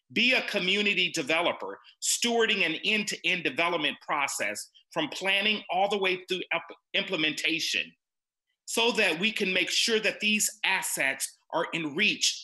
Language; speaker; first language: English; native; English